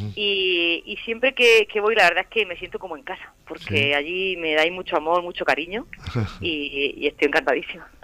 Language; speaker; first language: Spanish; native; Spanish